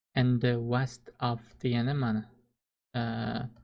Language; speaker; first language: English; non-native, fluent; Uzbek